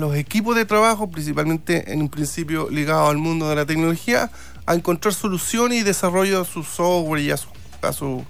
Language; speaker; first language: Spanish; native; Spanish